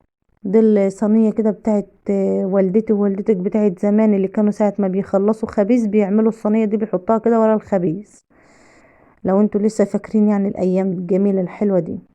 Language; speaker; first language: Arabic; native; Arabic